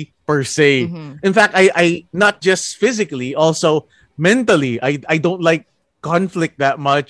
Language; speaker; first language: English; non-native, local second language; Filipino